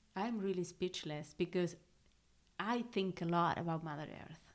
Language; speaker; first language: English; non-native, fluent; Spanish